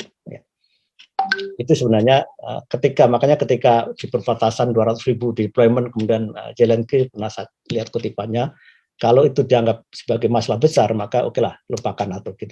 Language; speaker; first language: Indonesian; native; Indonesian